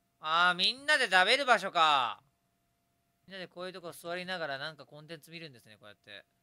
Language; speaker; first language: Japanese; native; Japanese